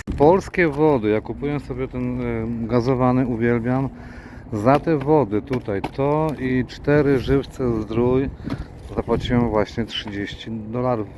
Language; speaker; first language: Polish; native; Polish